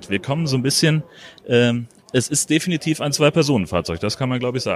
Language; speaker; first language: German; native; German